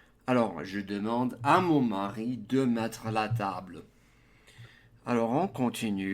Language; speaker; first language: French; non-native, fluent; English